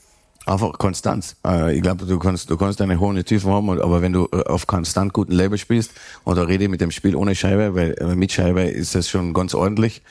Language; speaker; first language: German; native; German